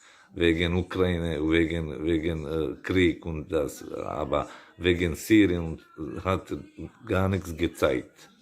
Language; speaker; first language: German; non-native, learner; Bosnian